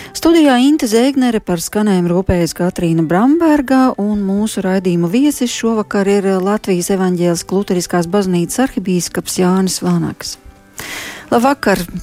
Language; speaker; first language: Latvian; native; Latvian